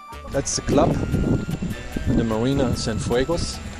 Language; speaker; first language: English; non-native, fluent; German